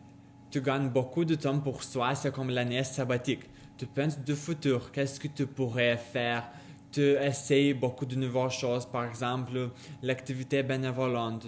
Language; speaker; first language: French; non-native, learner; Lithuanian